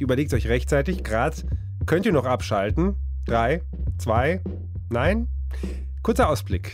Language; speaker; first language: German; native; German